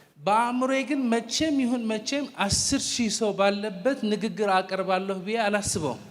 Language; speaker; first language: Amharic; non-native, fluent; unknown